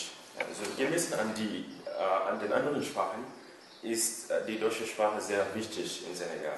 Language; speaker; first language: German; non-native, fluent; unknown